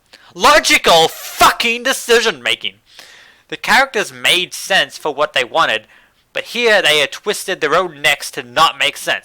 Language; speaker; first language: English; native; English